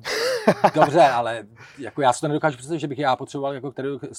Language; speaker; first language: Czech; native; Czech